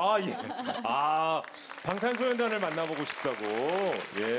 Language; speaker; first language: Korean; native; Korean